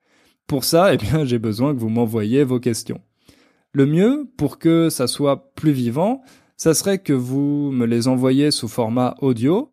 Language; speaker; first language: French; native; French